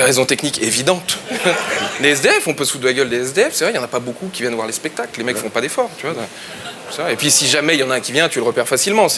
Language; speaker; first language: French; native; French